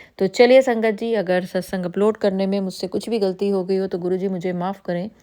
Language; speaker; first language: Hindi; native; Hindi